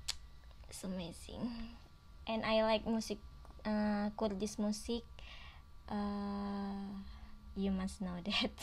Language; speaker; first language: English; non-native, learner; Indonesian